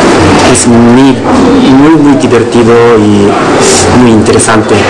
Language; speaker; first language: Spanish; non-native, learner; Japanese